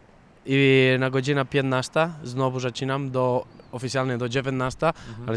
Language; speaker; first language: Polish; non-native, fluent; Catalan